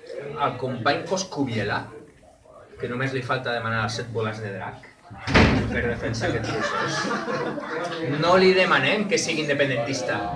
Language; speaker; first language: Catalan; non-native, local second language; Spanish